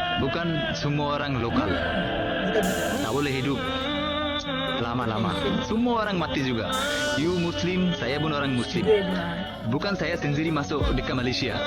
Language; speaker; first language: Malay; non-native, learner; Bangla